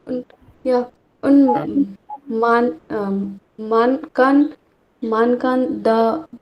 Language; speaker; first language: German; non-native, learner; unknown